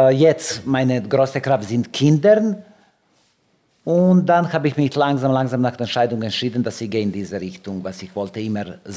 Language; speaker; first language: German; non-native, learner; Serbian